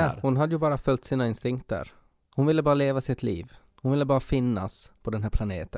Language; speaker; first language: Swedish; native; Swedish